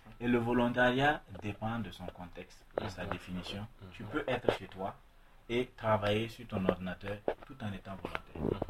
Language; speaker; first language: French; non-native, local second language; Mossi